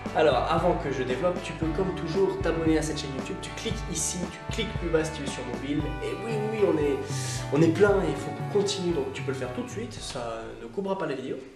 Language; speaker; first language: French; native; French